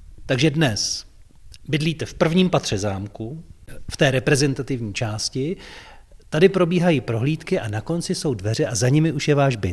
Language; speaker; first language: Czech; native; Czech